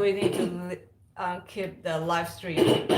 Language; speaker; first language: English; non-native, fluent; Chinese